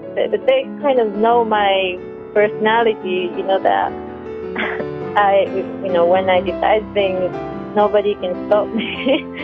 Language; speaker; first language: English; non-native, fluent; Japanese